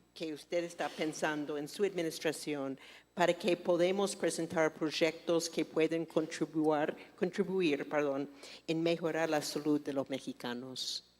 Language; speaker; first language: Spanish; non-native, fluent; English